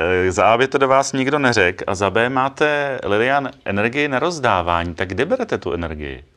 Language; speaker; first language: Czech; native; Czech